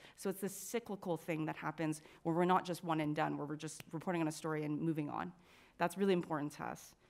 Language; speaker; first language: English; native; English